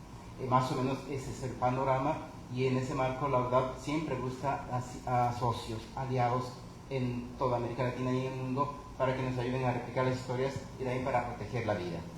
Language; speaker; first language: Spanish; native; Spanish